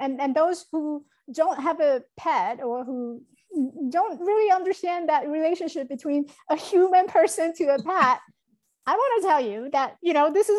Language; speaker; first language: English; non-native, fluent; Chinese